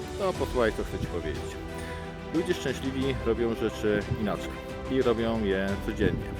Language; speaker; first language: Polish; native; Polish